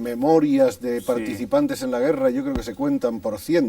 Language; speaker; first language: Spanish; native; Spanish